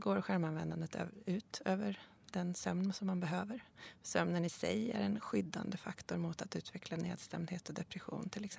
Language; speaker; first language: Swedish; native; Swedish